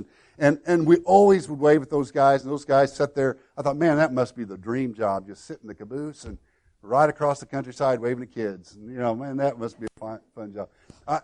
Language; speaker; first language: English; native; English